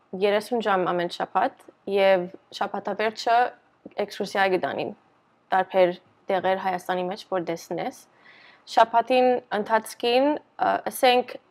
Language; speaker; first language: Armenian; early bilingual, heritage; Armenian